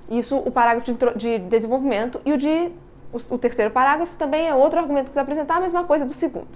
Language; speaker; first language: Portuguese; native; Portuguese